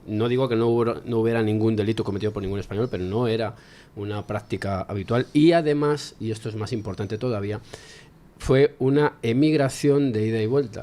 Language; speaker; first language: Spanish; native; Spanish